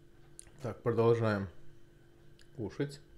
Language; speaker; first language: Russian; non-native, local second language; Azerbaijani